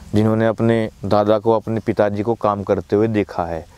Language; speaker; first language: Hindi; native; Hindi